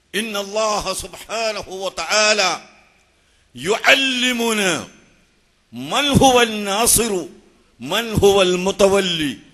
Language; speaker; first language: Arabic; non-native, fluent; Malayalam